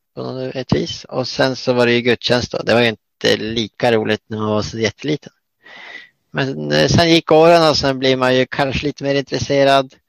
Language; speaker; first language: Swedish; native; Swedish